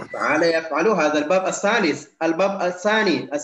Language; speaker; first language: Arabic; non-native, fluent; Indonesian